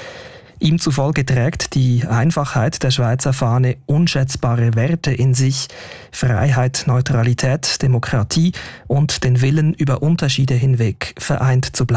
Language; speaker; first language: German; native; German